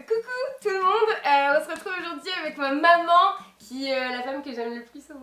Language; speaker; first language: French; native; French